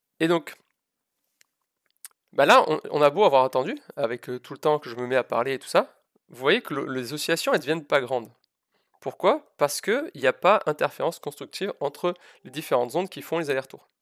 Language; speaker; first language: French; native; French